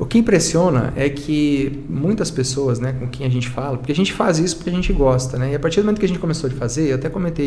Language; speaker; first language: Portuguese; native; Portuguese